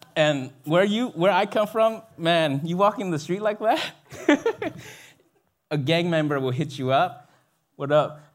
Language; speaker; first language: English; early bilingual, other home language; Vietnamese